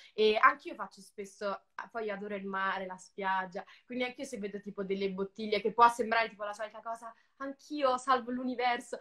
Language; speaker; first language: Italian; native; Italian